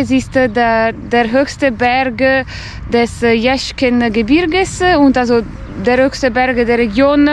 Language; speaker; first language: German; non-native, fluent; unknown